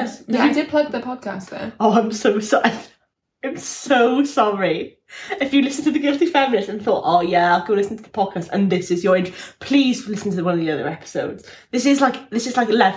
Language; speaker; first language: English; native; English